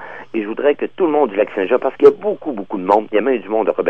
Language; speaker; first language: French; native; French